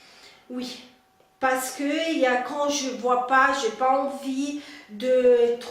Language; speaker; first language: French; non-native, fluent; Spanish